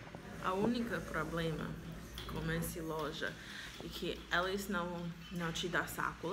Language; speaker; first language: Portuguese; non-native, learner; English